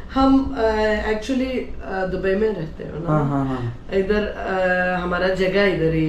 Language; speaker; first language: Hindi; non-native, local second language; Malayalam